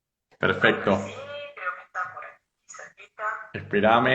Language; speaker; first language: Spanish; native; Spanish